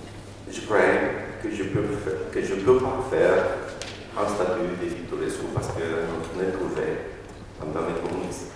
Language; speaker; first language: French; non-native, learner; Romanian